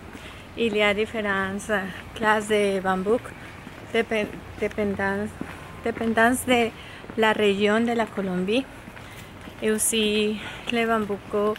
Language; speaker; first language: French; non-native, learner; Spanish